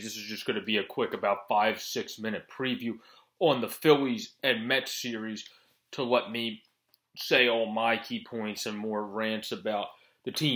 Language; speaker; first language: English; native; English